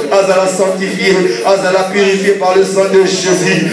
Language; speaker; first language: French; non-native, local second language; Lingala